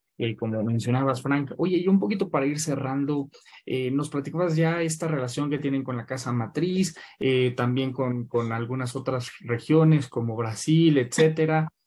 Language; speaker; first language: Spanish; native; Spanish